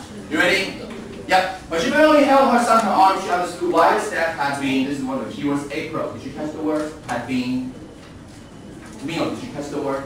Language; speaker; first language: English; non-native, fluent; Chinese